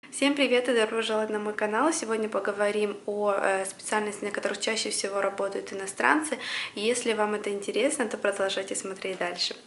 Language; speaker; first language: Russian; native; Russian